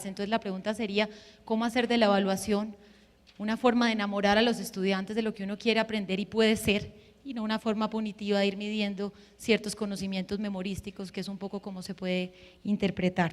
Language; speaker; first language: Spanish; native; Spanish